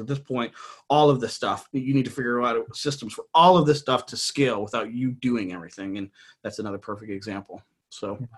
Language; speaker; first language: English; native; English